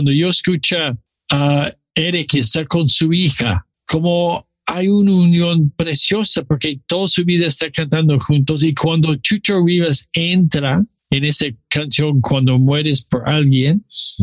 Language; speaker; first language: Spanish; non-native, learner; English